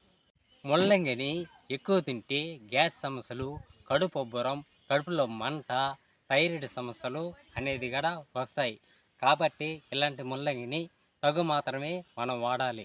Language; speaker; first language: Telugu; native; Telugu